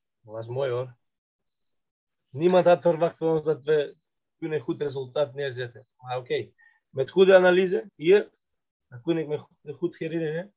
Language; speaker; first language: Dutch; non-native, fluent; Macedonian